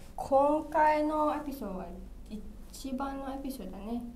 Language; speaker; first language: Japanese; non-native, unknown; Malay